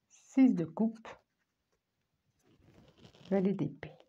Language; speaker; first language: French; native; French